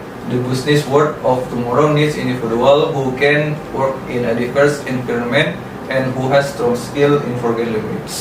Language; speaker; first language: English; non-native, learner; Indonesian